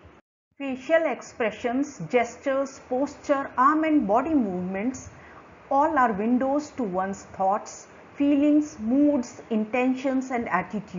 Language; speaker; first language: English; non-native, local second language; Hindi